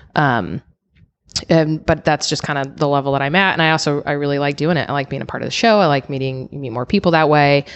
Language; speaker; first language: English; native; English